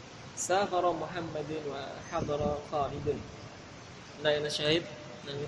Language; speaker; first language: Arabic; non-native, fluent; Indonesian